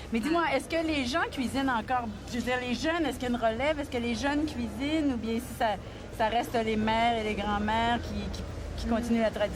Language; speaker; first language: French; native; French